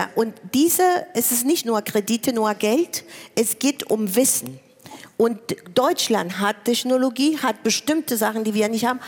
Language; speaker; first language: German; non-native, fluent; Spanish